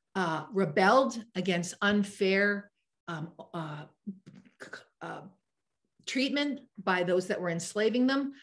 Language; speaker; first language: English; native; English